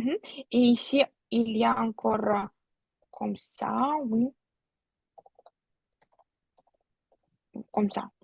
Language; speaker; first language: French; non-native, fluent; Russian